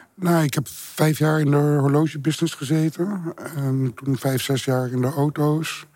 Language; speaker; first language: Dutch; native; Dutch